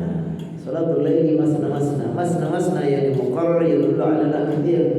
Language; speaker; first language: Arabic; non-native, fluent; Indonesian